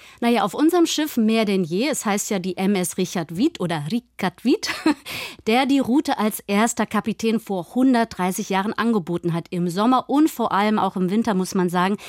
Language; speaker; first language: German; native; German